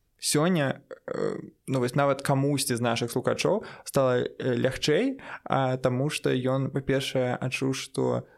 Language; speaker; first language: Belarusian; non-native, local second language; Russian